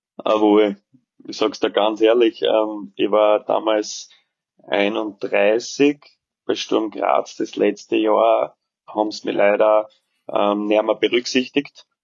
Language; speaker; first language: German; early bilingual, other home language; Serbian